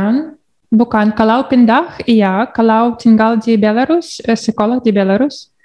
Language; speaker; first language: Indonesian; non-native, learner; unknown